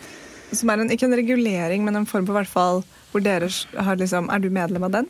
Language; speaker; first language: Norwegian; native; Norwegian